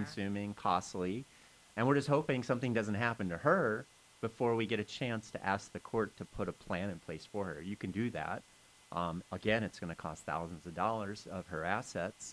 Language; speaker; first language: English; native; English